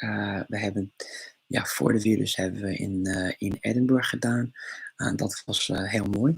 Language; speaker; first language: Dutch; non-native, fluent; English